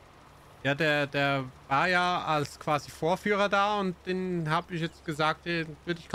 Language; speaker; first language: German; native; German